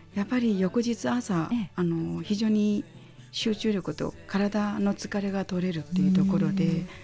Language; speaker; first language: Japanese; non-native, fluent; Chinese